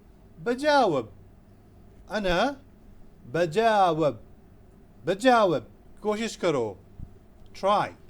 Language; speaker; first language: Arabic; non-native, fluent; Urdu